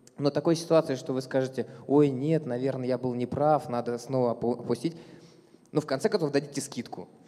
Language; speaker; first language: Russian; native; Russian